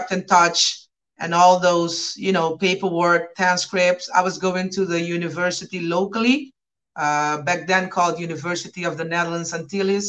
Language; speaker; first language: English; non-native, fluent; Papiamento